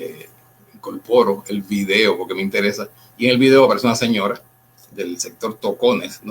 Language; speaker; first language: Spanish; native; Spanish